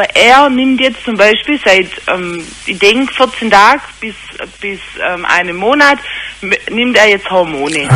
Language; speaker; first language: German; native; German